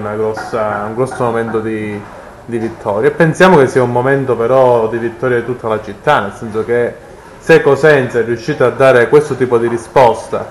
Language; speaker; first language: Italian; native; Italian